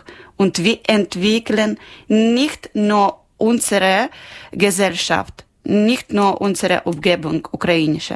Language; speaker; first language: German; non-native, learner; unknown